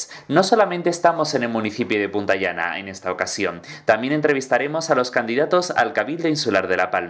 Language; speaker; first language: Spanish; native; Spanish